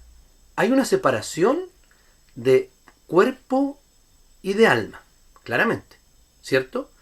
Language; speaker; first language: Spanish; native; Spanish